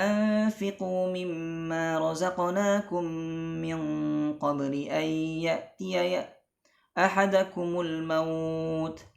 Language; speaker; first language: Arabic; non-native, fluent; Indonesian